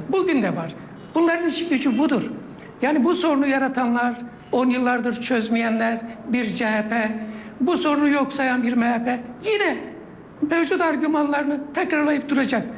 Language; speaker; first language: Turkish; non-native, local second language; Kurdish